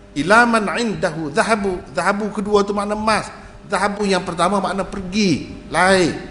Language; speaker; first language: Malay; native; Malay